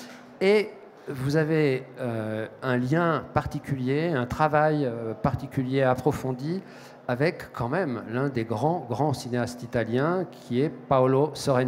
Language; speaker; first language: French; native; French